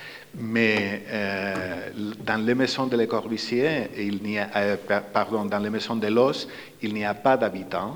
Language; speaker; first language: French; non-native, fluent; Spanish